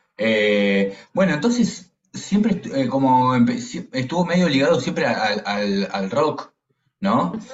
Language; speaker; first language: Spanish; native; Spanish